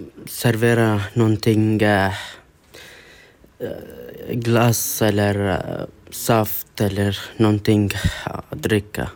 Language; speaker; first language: Swedish; non-native, learner; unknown